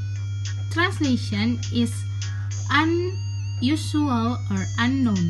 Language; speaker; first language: English; non-native, learner; Indonesian